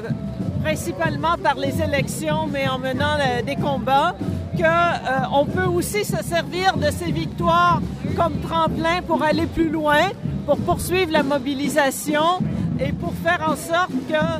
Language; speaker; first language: French; native; French